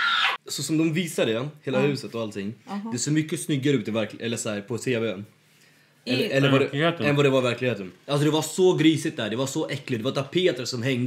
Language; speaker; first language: Swedish; early bilingual, other home language; Russian